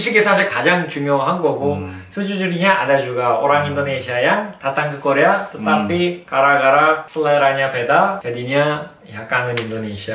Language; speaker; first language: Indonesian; non-native, fluent; Korean